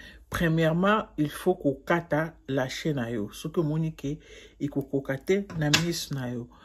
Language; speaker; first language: French; non-native, local second language; Lingala